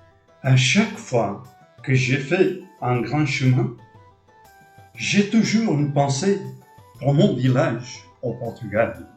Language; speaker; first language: French; non-native, fluent; Portuguese